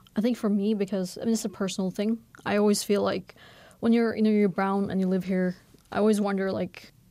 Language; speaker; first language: English; non-native, fluent; Norwegian